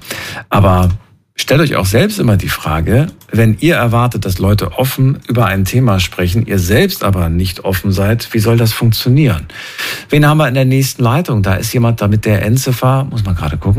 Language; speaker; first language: German; native; German